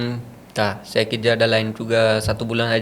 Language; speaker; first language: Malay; non-native, learner; Punjabi